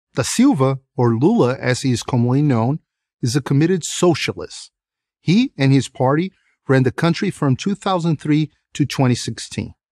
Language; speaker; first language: English; non-native, fluent; Portuguese